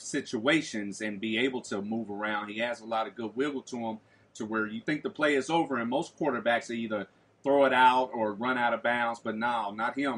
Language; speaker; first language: English; native; English